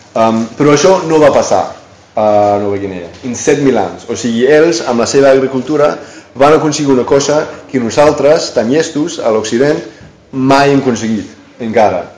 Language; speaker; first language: Catalan; non-native, fluent; English